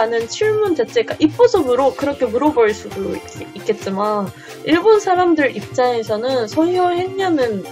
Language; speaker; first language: Korean; non-native, fluent; Japanese